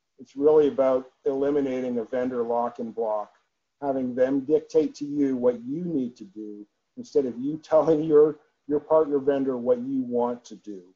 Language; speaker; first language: English; native; English